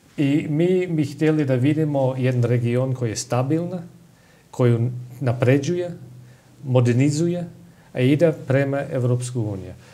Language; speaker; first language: Serbian; non-native, fluent; English